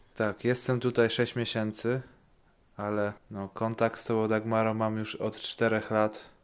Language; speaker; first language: Polish; early bilingual, heritage; Polish